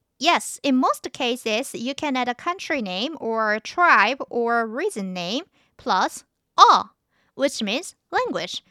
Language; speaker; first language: English; non-native, fluent; Korean